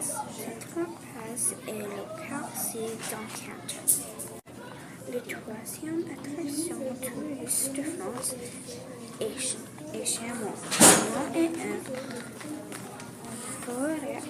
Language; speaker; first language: French; non-native, learner; English